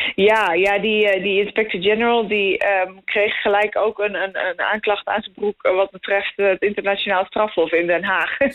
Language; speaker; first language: Dutch; native; Dutch